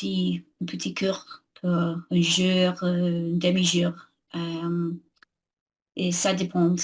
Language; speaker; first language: French; non-native, learner; English